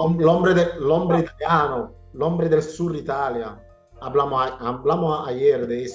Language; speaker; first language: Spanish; non-native, learner; Italian